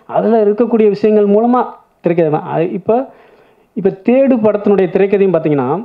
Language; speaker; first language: Tamil; native; Tamil